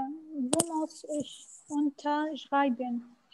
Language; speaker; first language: German; non-native, learner; Arabic